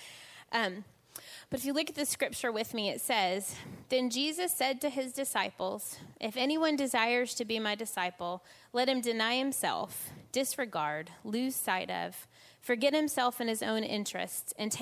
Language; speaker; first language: English; native; English